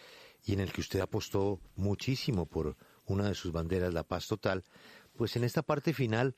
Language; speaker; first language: Spanish; native; Spanish